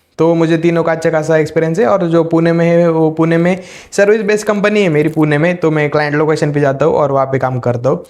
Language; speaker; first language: Hindi; non-native, local second language; Marathi